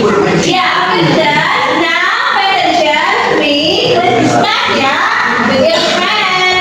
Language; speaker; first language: English; non-native, fluent; Indonesian